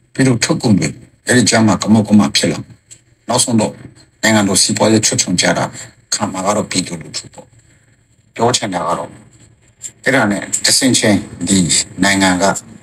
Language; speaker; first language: Burmese; non-native, local second language; Hakha Chin